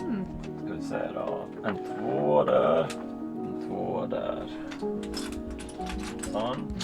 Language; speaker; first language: Swedish; native; Swedish